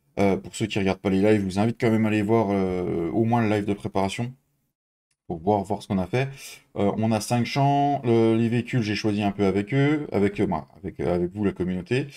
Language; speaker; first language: French; native; French